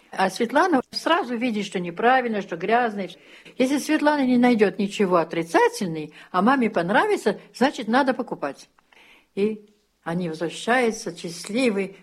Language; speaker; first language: Russian; early bilingual, heritage; Russian